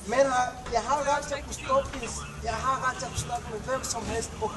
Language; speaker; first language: Danish; non-native, fluent; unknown